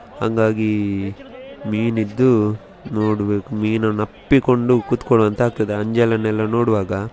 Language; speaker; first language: Kannada; non-native, local second language; Tulu